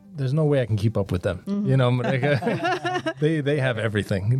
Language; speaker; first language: English; native; English